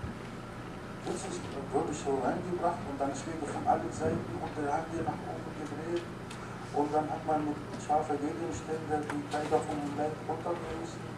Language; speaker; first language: German; non-native, fluent; Arabic